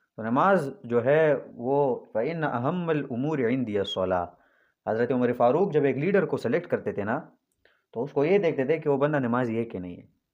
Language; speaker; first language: Urdu; non-native, local second language; Pashto